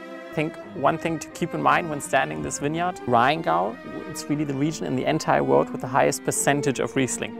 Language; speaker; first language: English; non-native, fluent; German